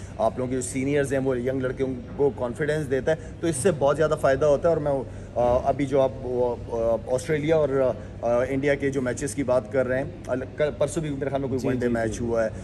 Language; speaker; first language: Urdu; non-native, local second language; Pashto